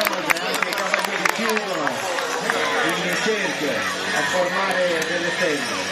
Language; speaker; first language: Italian; native; Italian